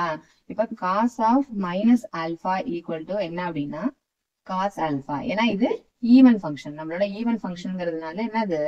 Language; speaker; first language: Tamil; native; Tamil